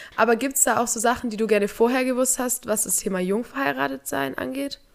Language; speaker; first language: German; native; German